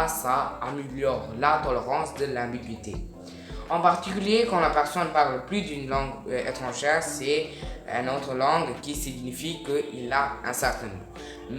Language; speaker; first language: French; non-native, learner; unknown